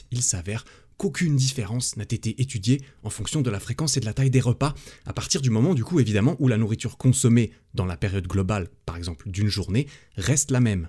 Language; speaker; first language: French; native; French